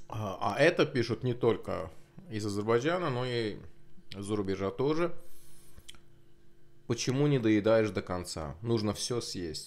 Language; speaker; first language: Russian; non-native, local second language; Azerbaijani